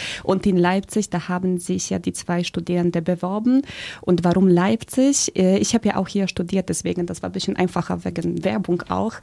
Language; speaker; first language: German; early bilingual, other home language; Polish